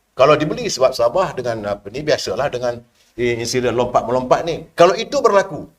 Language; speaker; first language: Malay; native; Malay